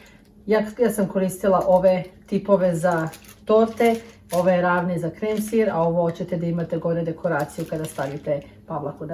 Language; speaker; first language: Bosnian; early bilingual, heritage; Serbian